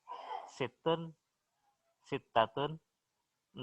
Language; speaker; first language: Arabic; non-native, fluent; Indonesian